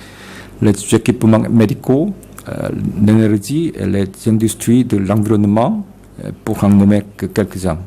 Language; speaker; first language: French; non-native, fluent; Korean